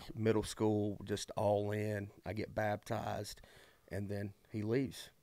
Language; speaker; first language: English; native; English